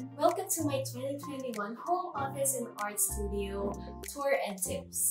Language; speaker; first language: English; non-native, local second language; Filipino